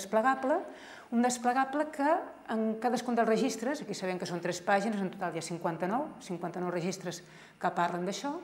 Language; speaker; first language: Catalan; native; Catalan